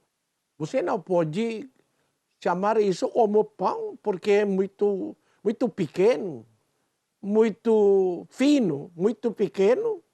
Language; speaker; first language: Portuguese; non-native, learner; Filipino